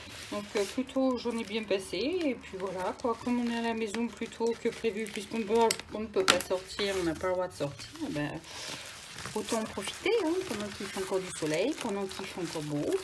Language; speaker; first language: French; native; French